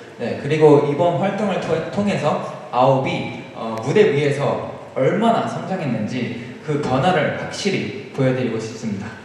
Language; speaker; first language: Korean; early bilingual, heritage; Korean